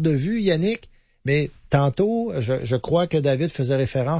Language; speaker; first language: French; native; French